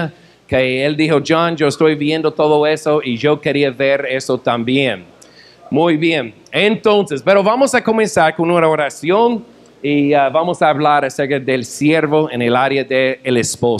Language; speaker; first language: Spanish; non-native, fluent; English